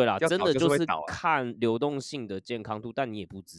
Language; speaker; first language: Chinese; native; Chinese